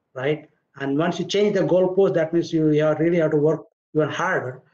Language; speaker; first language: English; non-native, local second language; Marathi